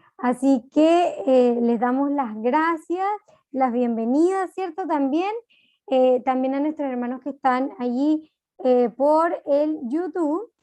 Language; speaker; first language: Spanish; native; Spanish